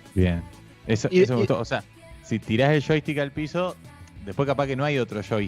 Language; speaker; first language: Spanish; native; Spanish